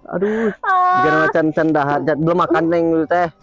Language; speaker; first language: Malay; non-native, local second language; Sundanese